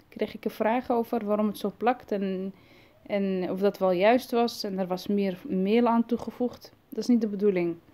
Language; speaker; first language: Dutch; early bilingual, other home language; Arabic